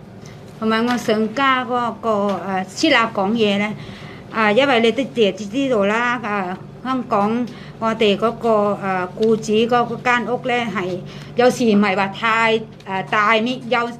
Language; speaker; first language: Cantonese; non-native, fluent; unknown